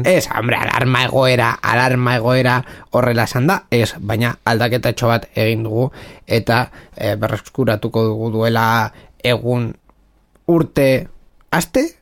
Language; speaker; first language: Basque; non-native, local second language; Spanish